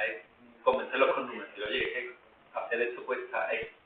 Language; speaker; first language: Spanish; native; Spanish